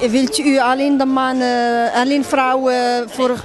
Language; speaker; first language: Dutch; non-native, learner; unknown